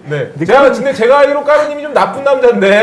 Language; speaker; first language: Korean; native; Korean